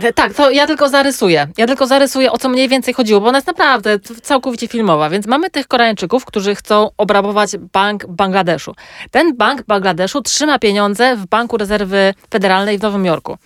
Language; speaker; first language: Polish; native; Polish